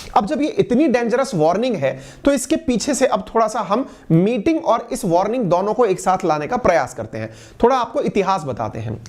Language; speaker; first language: Hindi; native; Hindi